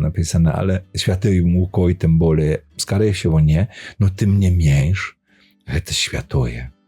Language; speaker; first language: Polish; non-native, learner; Belarusian